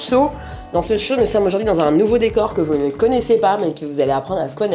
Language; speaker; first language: French; native; French